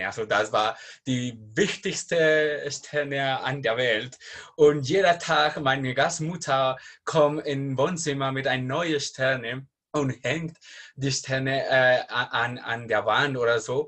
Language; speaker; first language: German; non-native, learner; Spanish